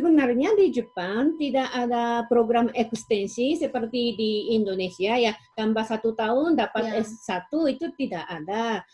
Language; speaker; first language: Indonesian; non-native, fluent; Japanese